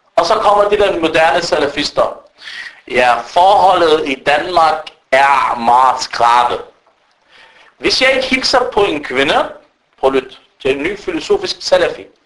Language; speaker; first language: Danish; early bilingual, other home language; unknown